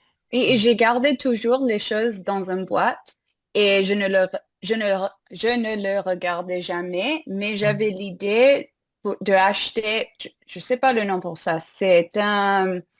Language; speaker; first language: French; non-native, fluent; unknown